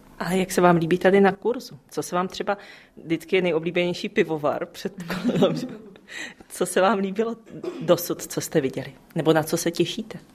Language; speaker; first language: Czech; native; Czech